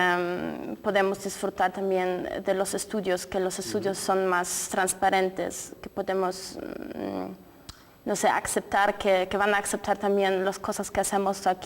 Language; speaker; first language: Spanish; non-native, fluent; Polish